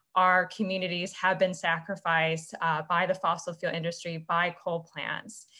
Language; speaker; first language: English; native; English